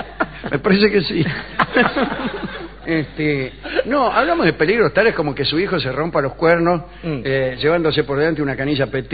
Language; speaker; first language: Spanish; native; Spanish